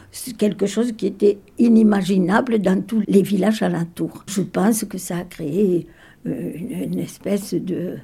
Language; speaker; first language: French; native; French